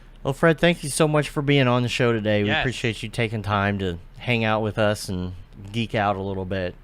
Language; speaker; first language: English; native; English